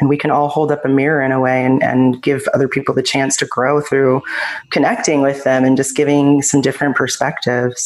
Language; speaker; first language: English; native; English